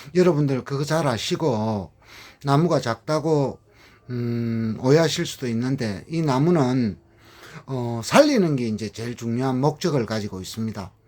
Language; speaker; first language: Korean; native; Korean